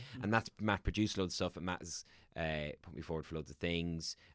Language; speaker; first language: English; native; English